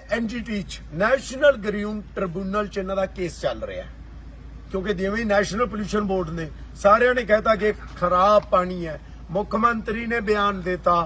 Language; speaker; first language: Punjabi; native; Punjabi